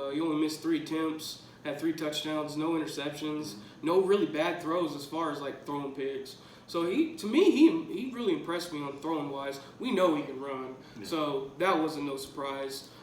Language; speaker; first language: English; native; English